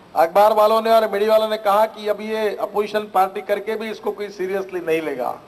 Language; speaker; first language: Hindi; non-native, local second language; Marathi